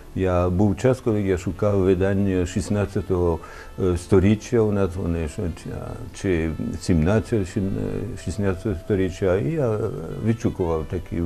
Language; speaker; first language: Ukrainian; non-native, fluent; French